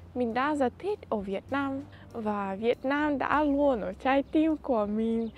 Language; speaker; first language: Vietnamese; non-native, fluent; Russian